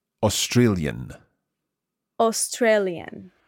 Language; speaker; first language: English; non-native, fluent; Spanish